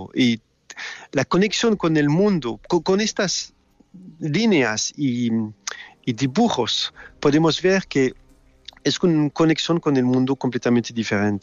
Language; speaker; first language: Spanish; non-native, learner; French